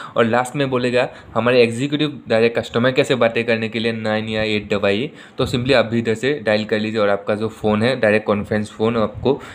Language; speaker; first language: Hindi; native; Hindi